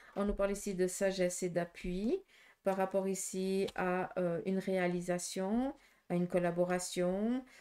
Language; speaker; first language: French; native; French